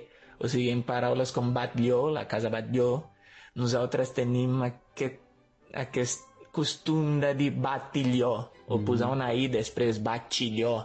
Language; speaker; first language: Catalan; non-native, fluent; Portuguese